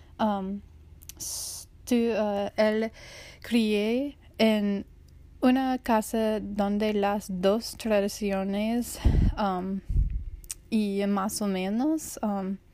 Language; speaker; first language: Spanish; non-native, learner; English